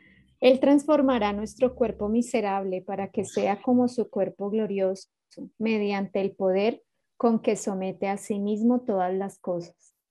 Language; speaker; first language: Spanish; native; Spanish